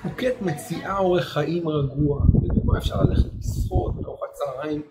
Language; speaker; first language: Hebrew; native; Hebrew